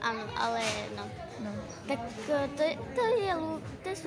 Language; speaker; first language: Slovak; early bilingual, heritage; Slovak